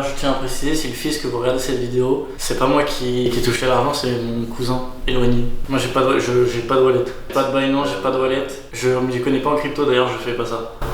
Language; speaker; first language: French; native; French